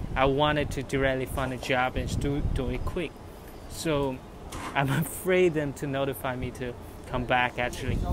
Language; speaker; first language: English; non-native, fluent; Chinese